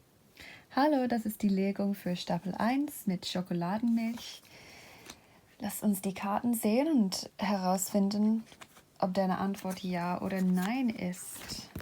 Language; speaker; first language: German; non-native, fluent; English